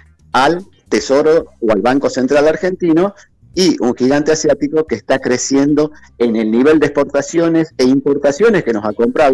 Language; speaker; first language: Spanish; native; Spanish